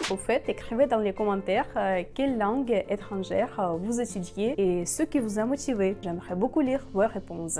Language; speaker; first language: French; non-native, fluent; Russian